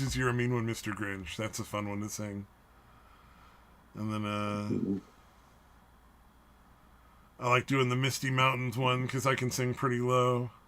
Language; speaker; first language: English; native; English